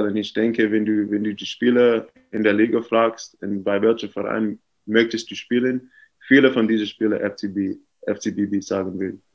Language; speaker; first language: German; non-native, fluent; English